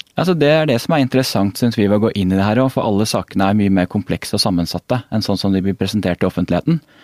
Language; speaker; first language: Norwegian; native; Norwegian